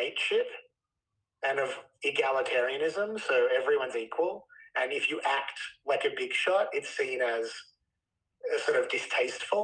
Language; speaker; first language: English; native; English